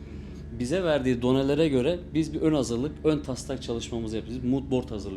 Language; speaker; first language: Turkish; native; Turkish